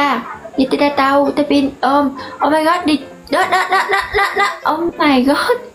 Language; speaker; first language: Indonesian; non-native, learner; Vietnamese